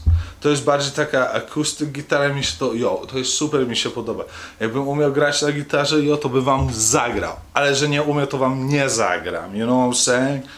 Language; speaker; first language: Polish; early bilingual, heritage; Polish